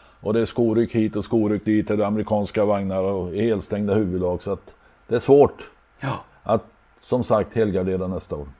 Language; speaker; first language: Swedish; native; Swedish